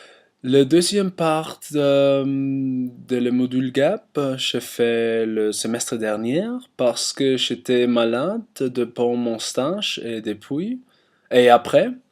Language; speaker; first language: French; non-native, learner; German